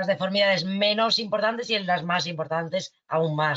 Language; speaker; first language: Spanish; native; Spanish